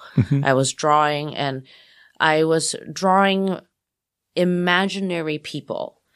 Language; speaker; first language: English; non-native, local second language; Cantonese